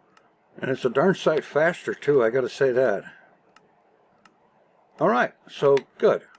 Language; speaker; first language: English; native; English